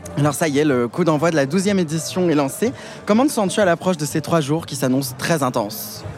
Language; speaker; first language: French; native; French